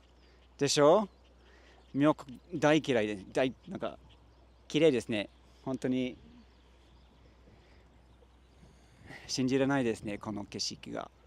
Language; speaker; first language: Japanese; non-native, learner; English